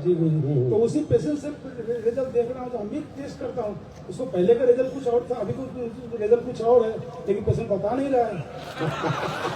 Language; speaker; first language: Hindi; non-native, local second language; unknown